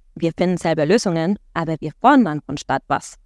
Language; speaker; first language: German; non-native, fluent; Spanish